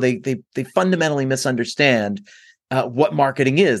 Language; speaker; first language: English; native; English